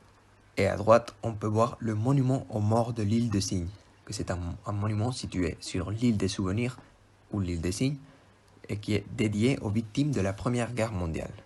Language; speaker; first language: French; non-native, learner; Spanish